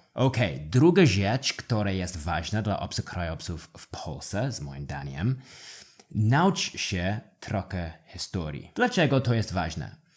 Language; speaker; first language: Polish; non-native, learner; English